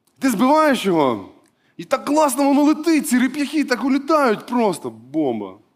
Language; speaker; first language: Ukrainian; non-native, local second language; Russian